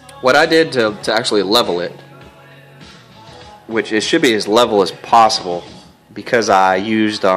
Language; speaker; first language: English; native; English